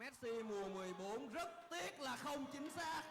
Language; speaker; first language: Vietnamese; native; Vietnamese